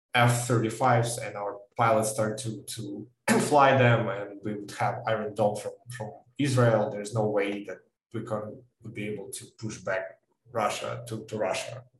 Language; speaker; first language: English; non-native, fluent; Ukrainian